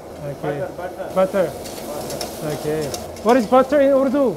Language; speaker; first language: English; non-native, fluent; Korean